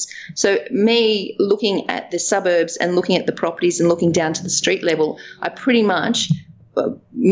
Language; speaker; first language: English; native; English